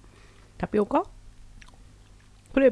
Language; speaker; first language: Japanese; native; Japanese